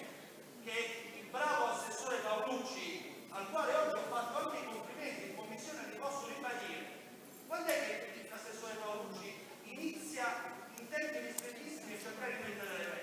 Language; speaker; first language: Italian; native; Italian